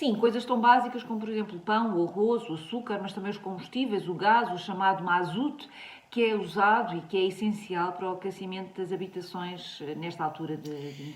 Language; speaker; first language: Portuguese; native; Portuguese